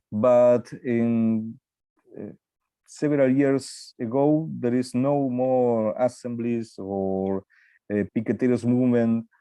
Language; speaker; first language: English; non-native, learner; Spanish